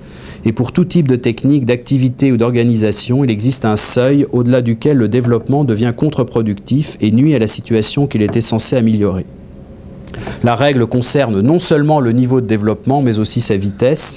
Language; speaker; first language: French; native; French